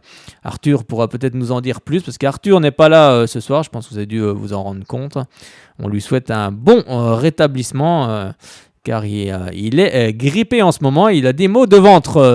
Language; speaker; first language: French; native; French